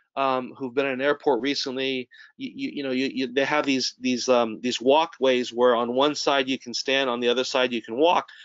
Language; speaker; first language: English; native; English